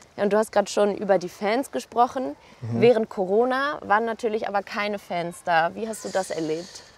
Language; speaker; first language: German; native; German